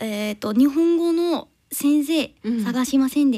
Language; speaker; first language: Japanese; non-native, learner; English